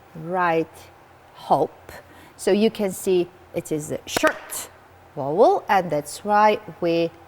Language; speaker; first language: English; non-native, fluent; Georgian